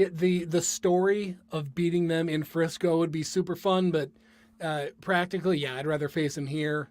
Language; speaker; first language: English; native; English